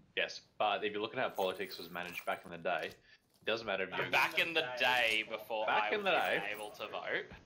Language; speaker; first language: English; native; English